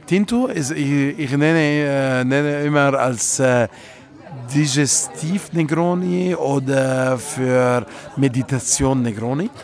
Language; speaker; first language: German; non-native, fluent; Italian